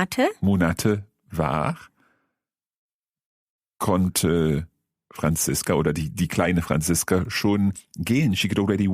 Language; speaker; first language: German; non-native, fluent; English